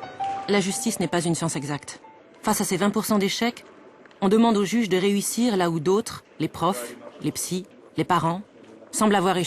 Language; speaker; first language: French; native; French